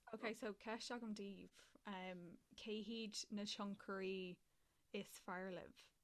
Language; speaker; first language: Irish; native; Irish